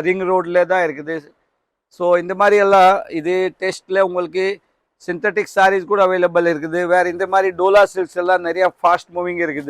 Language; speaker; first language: Tamil; non-native, learner; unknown